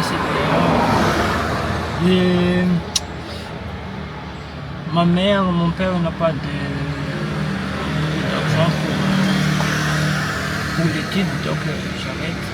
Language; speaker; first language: French; non-native, local second language; Malagasy